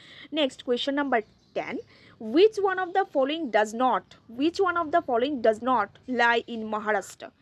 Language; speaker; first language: English; non-native, local second language; Bangla